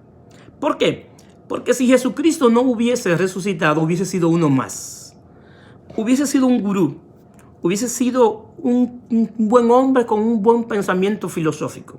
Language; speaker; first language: Spanish; native; Spanish